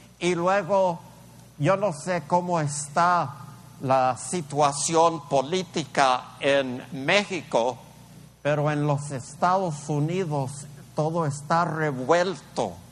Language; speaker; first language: Spanish; early bilingual, heritage; Spanish